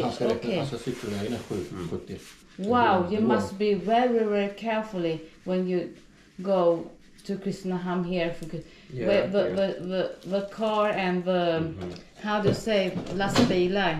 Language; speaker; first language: English; non-native, learner; Swedish